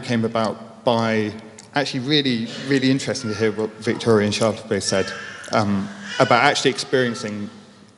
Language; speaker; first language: English; native; English